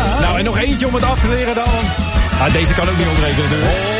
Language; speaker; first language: Dutch; native; Dutch